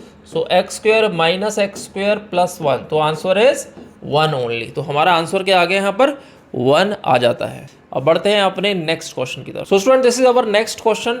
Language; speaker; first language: Hindi; native; Hindi